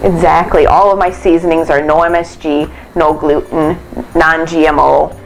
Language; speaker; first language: English; native; English